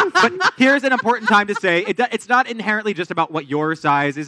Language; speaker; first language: English; native; English